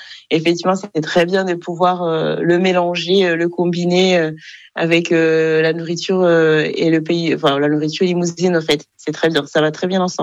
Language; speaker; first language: French; non-native, local second language; Kinyarwanda